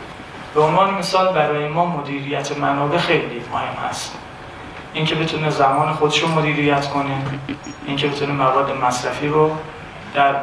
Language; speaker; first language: Persian; native; Persian